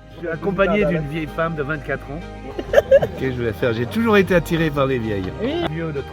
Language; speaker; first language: French; non-native, fluent; English